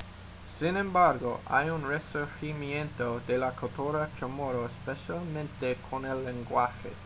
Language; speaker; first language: Spanish; non-native, learner; English